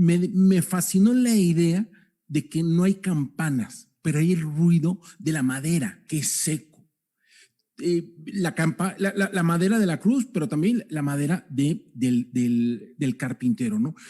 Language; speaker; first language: Spanish; native; Spanish